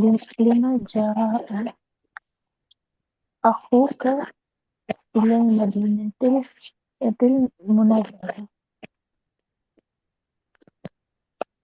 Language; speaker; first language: Arabic; non-native, learner; Urdu